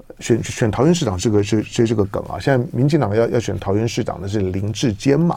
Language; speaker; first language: Chinese; native; Chinese